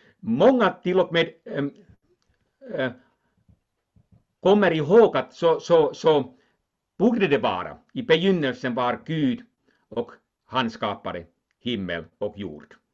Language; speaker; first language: Swedish; non-native, local second language; Finnish